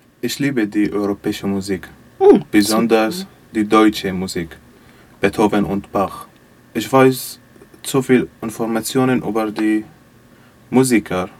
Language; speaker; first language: German; non-native, learner; Arabic